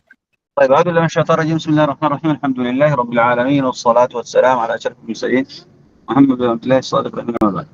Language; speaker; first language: Arabic; native; Arabic